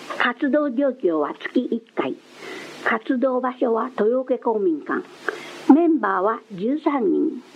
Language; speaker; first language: Japanese; native; Japanese